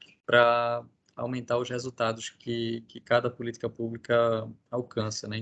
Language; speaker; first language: Portuguese; native; Portuguese